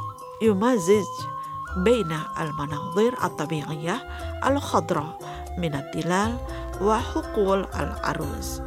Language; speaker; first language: Arabic; non-native, fluent; Indonesian